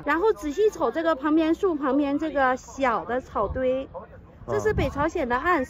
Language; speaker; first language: Chinese; native; Chinese